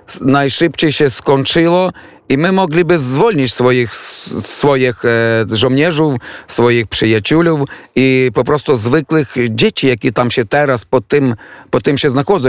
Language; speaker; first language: Polish; non-native, fluent; Ukrainian